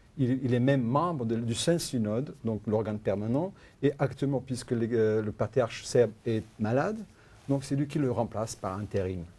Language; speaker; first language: French; non-native, fluent; Macedonian